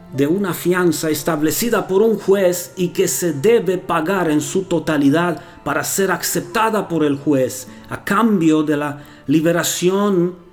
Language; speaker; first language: Spanish; non-native, fluent; Romanian